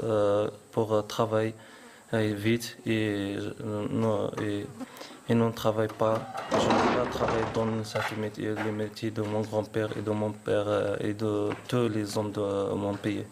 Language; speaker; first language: French; non-native, learner; Arabic